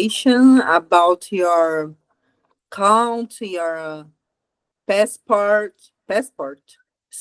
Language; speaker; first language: English; non-native, learner; Portuguese